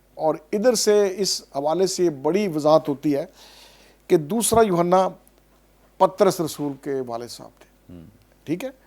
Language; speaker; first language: Urdu; non-native, local second language; Punjabi